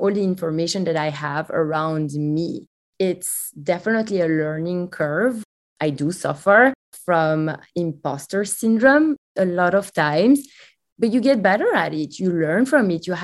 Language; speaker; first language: English; non-native, fluent; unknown